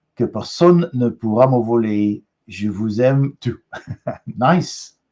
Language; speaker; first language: French; non-native, learner; Dutch